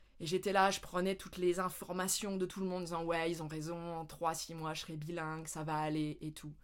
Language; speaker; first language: French; native; French